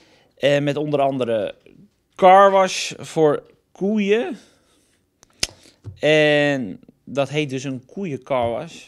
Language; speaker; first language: Dutch; native; Dutch